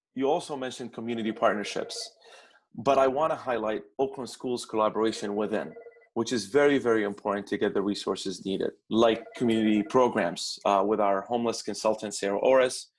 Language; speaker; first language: English; non-native, fluent; Arabic